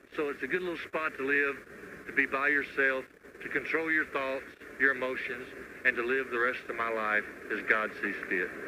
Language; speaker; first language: English; native; English